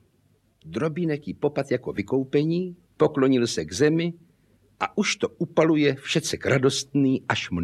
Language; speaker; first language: Czech; native; Czech